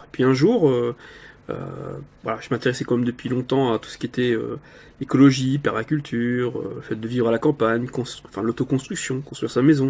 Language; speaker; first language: French; native; French